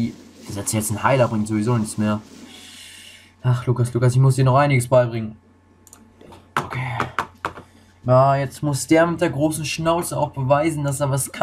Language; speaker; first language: German; native; German